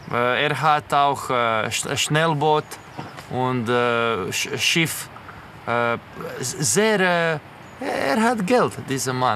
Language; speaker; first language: German; non-native, learner; Croatian